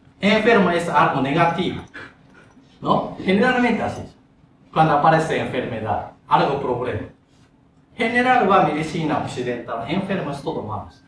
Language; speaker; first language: Spanish; non-native, learner; Japanese